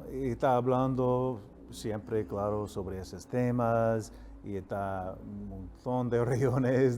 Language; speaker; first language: Spanish; non-native, fluent; English